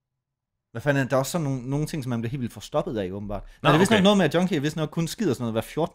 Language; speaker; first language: Danish; native; Danish